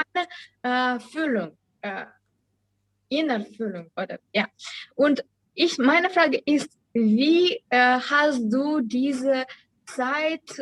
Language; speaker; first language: German; non-native, learner; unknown